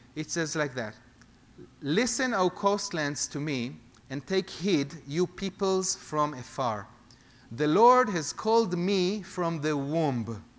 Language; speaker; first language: English; non-native, fluent; Hebrew